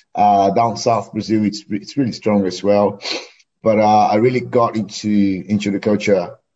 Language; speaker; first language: English; non-native, fluent; Portuguese